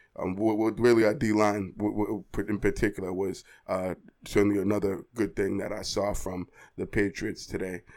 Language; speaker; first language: English; native; English